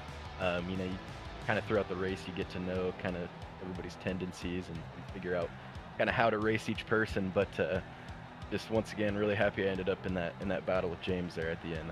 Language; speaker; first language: English; native; English